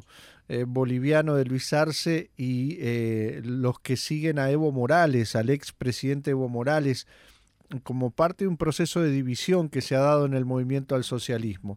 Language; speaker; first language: Spanish; native; Spanish